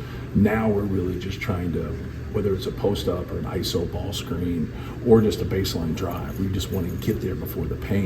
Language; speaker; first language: English; native; English